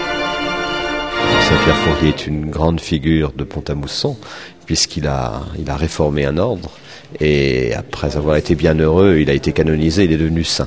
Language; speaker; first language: French; native; French